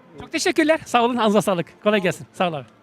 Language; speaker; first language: Turkish; native; Turkish